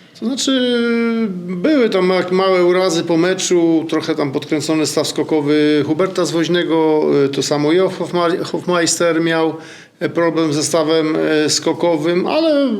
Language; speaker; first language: Polish; native; Polish